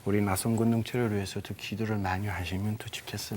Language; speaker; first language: Korean; non-native, fluent; Persian